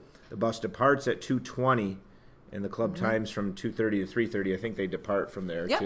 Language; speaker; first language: English; native; English